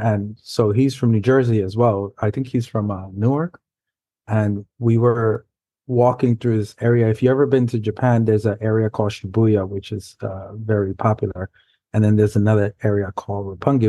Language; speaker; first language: English; early bilingual, other home language; Spanish